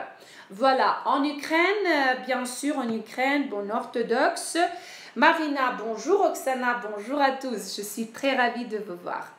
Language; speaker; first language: French; non-native, fluent; Ukrainian